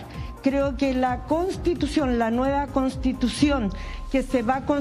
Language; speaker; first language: Spanish; native; Spanish